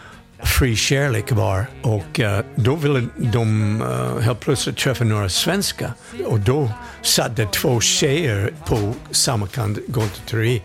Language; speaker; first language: Swedish; non-native, fluent; English